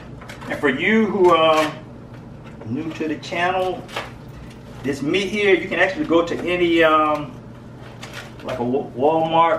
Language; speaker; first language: English; native; English